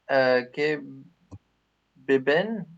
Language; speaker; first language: Spanish; non-native, learner; English